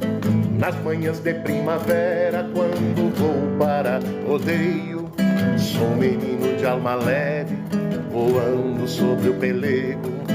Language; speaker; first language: Portuguese; native; Portuguese